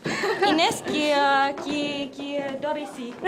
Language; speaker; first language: French; non-native, learner; Indonesian